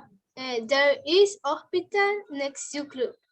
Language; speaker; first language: English; non-native, learner; Spanish